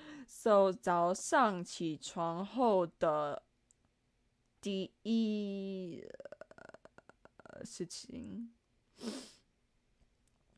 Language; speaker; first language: Chinese; non-native, learner; English